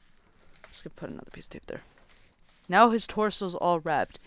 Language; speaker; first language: English; native; English